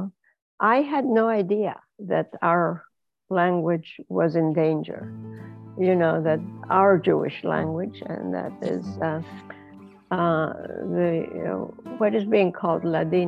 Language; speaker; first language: English; non-native, fluent; Ladino